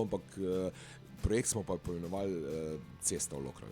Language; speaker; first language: Slovenian; native; Slovenian